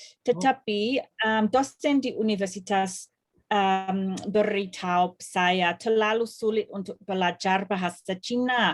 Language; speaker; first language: Indonesian; non-native, fluent; English